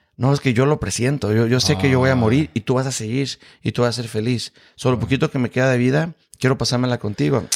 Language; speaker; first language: Spanish; early bilingual, heritage; Spanish